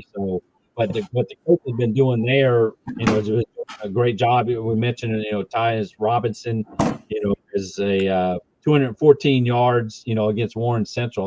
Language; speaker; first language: English; native; English